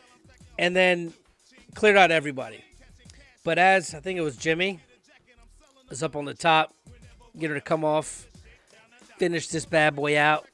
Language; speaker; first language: English; native; English